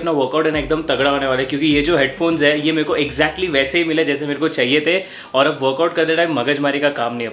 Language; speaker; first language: Hindi; native; Hindi